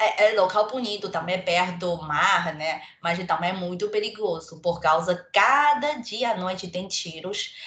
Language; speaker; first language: Portuguese; non-native, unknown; Chinese